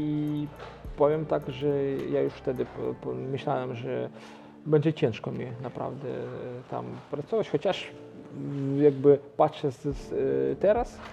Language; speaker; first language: Polish; non-native, local second language; Ukrainian